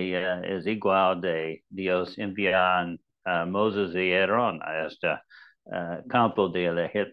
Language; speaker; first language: Spanish; non-native, learner; English